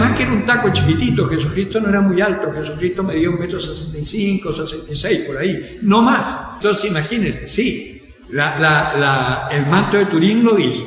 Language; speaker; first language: Spanish; native; Spanish